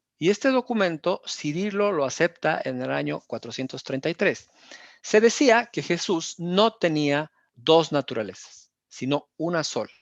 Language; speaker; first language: Spanish; native; Spanish